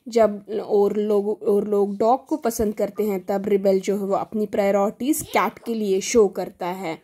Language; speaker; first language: Hindi; native; Hindi